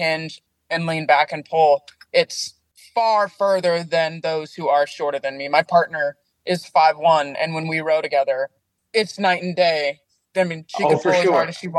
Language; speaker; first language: English; native; English